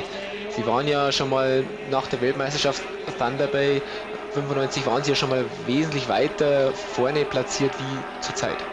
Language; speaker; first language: German; native; German